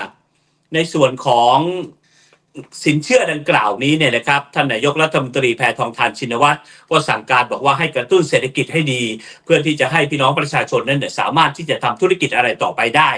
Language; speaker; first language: Thai; native; Thai